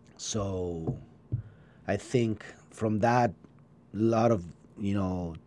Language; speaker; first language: English; non-native, learner; Spanish